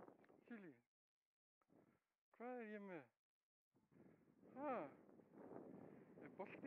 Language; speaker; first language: Icelandic; non-native, learner; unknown